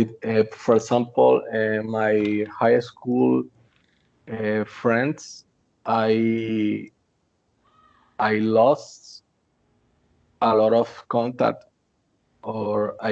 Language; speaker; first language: English; non-native, learner; Spanish